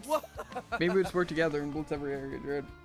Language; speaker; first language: English; native; English